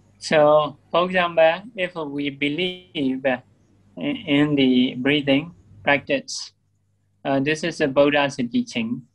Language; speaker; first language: English; non-native, learner; Burmese